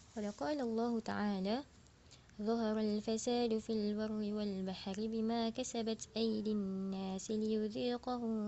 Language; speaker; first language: Arabic; non-native, learner; Malay